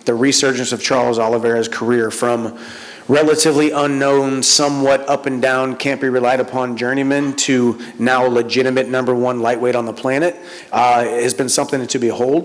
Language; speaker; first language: English; native; English